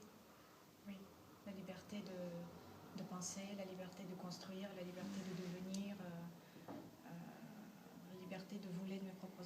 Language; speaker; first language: French; non-native, fluent; Bulgarian